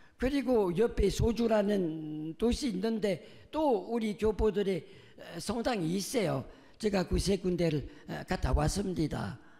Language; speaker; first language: Korean; non-native, fluent; French